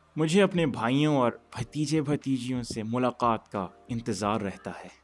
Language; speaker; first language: Urdu; early bilingual, heritage; Urdu